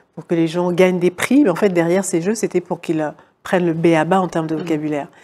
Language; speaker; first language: French; native; French